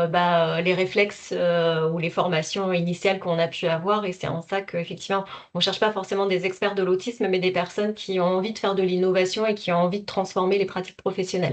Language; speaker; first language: French; native; French